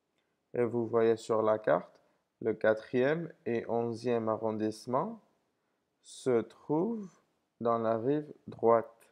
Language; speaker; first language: French; non-native, fluent; English